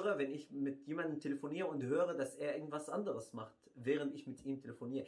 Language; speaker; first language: German; non-native, fluent; Arabic